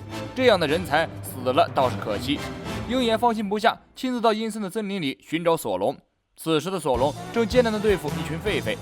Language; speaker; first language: Chinese; native; Chinese